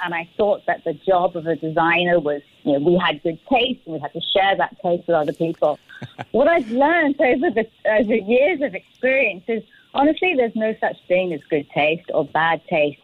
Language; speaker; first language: English; native; English